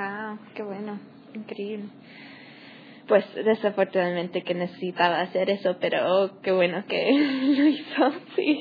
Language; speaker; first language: Spanish; non-native, learner; English